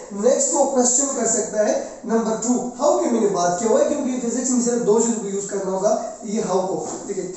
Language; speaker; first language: Urdu; non-native, local second language; Pashto